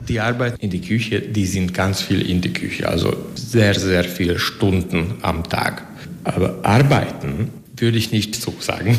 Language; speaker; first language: German; non-native, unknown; Hungarian